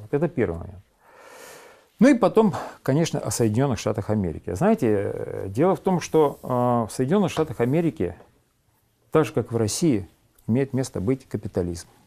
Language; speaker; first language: Russian; native; Russian